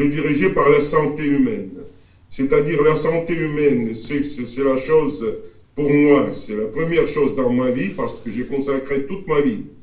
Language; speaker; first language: French; non-native, fluent; Russian